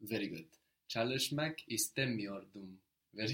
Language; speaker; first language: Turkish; non-native, fluent; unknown